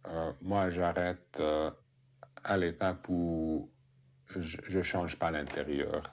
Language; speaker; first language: French; non-native, fluent; Hungarian